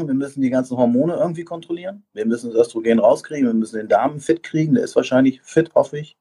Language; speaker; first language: German; native; German